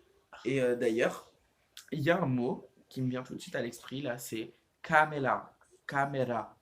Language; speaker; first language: French; native; French